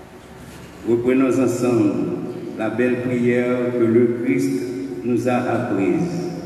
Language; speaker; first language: French; non-native, local second language; Haitian Creole